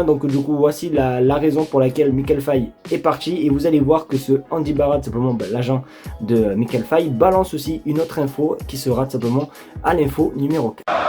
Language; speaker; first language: French; native; French